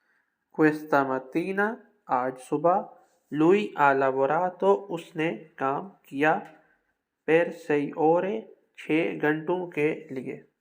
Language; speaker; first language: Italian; non-native, fluent; Urdu